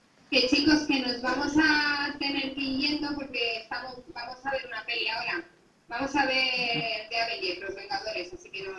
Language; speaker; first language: Spanish; native; Spanish